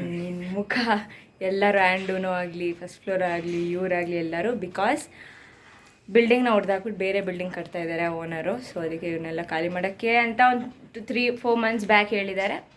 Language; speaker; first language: Kannada; non-native, local second language; Tamil